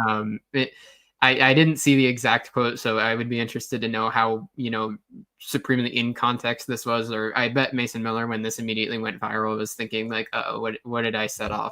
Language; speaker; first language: English; native; English